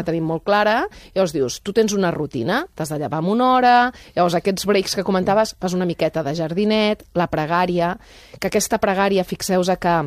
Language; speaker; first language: Catalan; native; Catalan